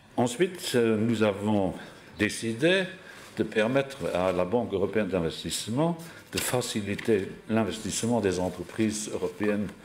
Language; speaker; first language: French; non-native, local second language; Luxembourgish